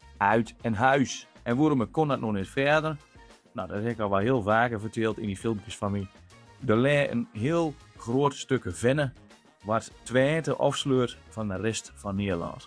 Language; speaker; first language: Dutch; native; Dutch